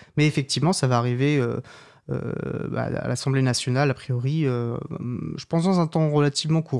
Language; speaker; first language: French; native; French